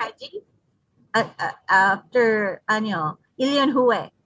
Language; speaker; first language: Korean; non-native, learner; English